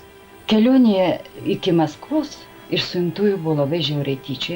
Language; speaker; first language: Lithuanian; native; Lithuanian